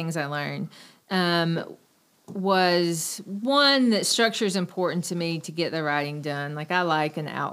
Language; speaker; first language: English; native; English